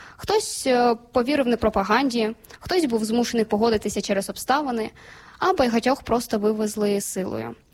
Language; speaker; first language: Ukrainian; native; Ukrainian